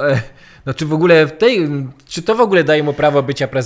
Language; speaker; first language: Polish; native; Polish